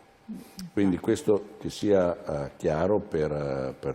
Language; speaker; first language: Italian; native; Italian